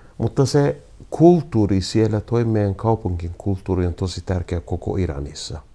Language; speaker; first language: Finnish; non-native, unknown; Kurdish